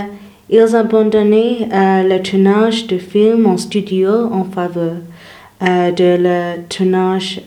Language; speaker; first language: French; non-native, learner; English